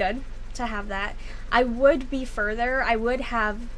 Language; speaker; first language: English; native; English